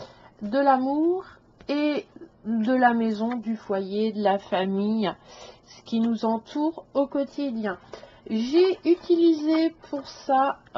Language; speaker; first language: French; native; French